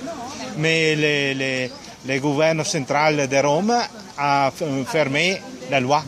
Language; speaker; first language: French; non-native, learner; Italian